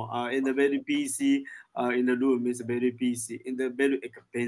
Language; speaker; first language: English; non-native, learner; Chinese